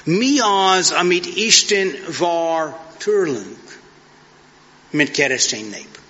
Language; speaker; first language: Hungarian; non-native, fluent; English